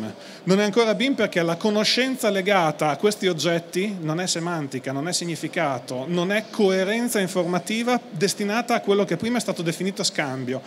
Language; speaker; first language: Italian; native; Italian